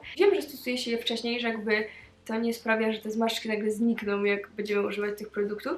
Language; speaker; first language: Polish; native; Polish